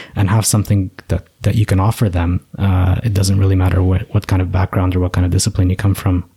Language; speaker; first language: English; native; English